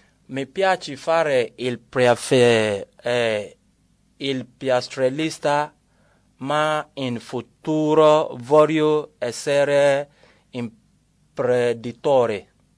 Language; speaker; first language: Italian; non-native, learner; Yoruba